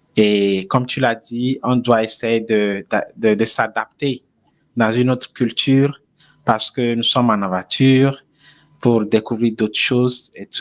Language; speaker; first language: French; non-native, fluent; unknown